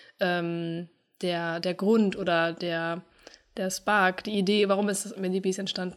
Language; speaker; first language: German; native; German